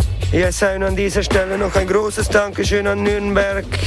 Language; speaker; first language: German; native; German